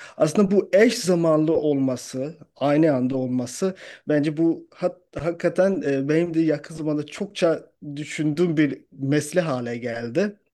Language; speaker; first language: Turkish; non-native, fluent; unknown